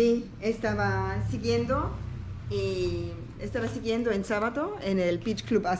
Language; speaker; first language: Spanish; non-native, learner; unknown